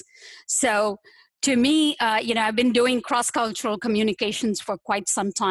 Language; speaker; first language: English; non-native, local second language; Tamil